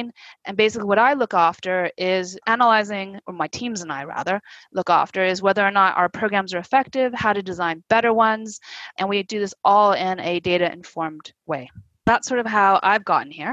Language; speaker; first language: English; native; English